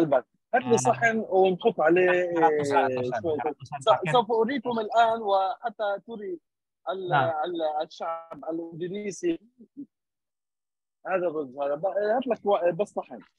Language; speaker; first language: Arabic; native; Arabic